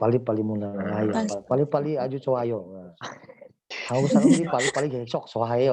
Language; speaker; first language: Korean; non-native, learner; Indonesian